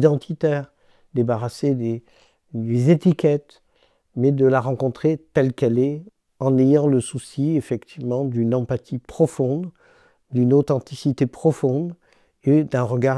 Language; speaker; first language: French; native; French